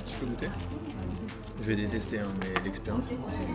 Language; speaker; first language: French; native; French